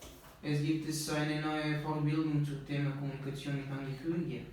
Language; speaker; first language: German; non-native, learner; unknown